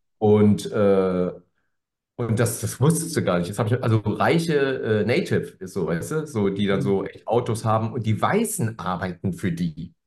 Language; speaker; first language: German; early bilingual, other home language; Korean